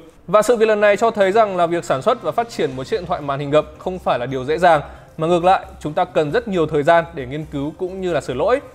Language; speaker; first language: Vietnamese; native; Vietnamese